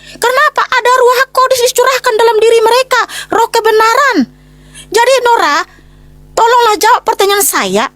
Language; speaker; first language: Indonesian; native; Indonesian